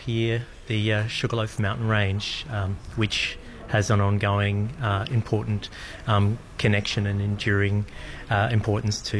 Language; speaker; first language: English; native; English